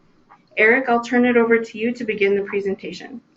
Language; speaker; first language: English; native; English